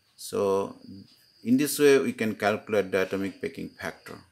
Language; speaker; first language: English; non-native, local second language; Assamese